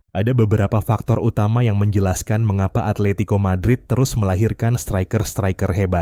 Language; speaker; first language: Indonesian; native; Indonesian